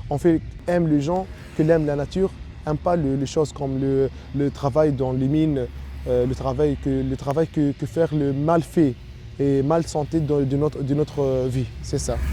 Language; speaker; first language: French; non-native, local second language; Arabic